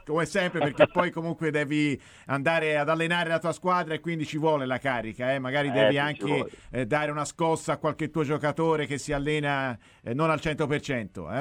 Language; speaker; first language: Italian; native; Italian